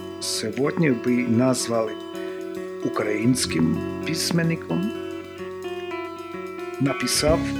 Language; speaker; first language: Ukrainian; non-native, learner; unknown